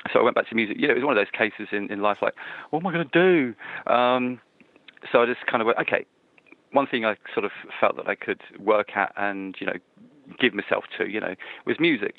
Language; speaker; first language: English; native; English